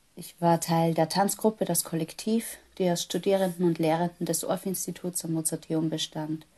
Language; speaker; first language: German; native; German